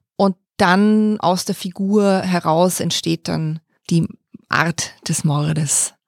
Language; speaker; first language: German; native; German